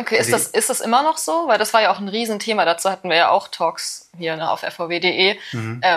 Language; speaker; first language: German; native; German